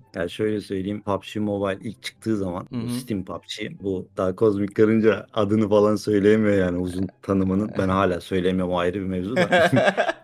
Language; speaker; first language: Turkish; native; Turkish